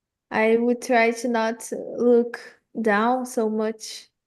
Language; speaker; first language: English; non-native, fluent; Portuguese